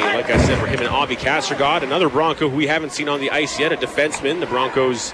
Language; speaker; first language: English; native; English